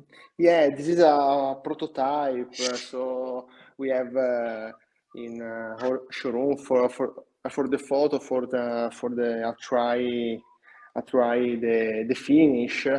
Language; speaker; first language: English; non-native, learner; Italian